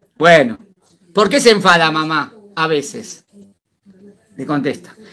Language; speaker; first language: Spanish; native; Spanish